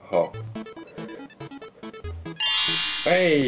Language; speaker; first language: Chinese; non-native, learner; Japanese